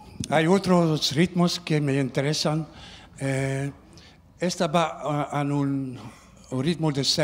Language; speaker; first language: Spanish; non-native, learner; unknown